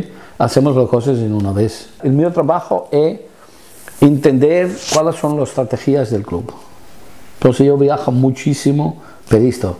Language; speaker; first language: Spanish; non-native, fluent; Italian